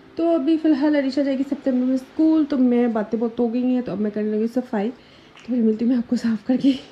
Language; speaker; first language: Urdu; native; Urdu